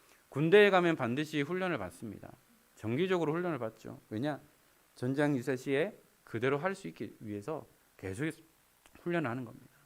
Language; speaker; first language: Korean; native; Korean